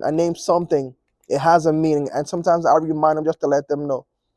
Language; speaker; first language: English; native; English